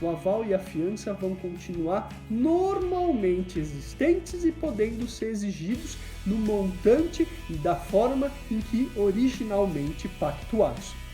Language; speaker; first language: Portuguese; native; Portuguese